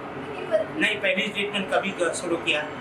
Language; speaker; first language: Hindi; non-native, local second language; Gujarati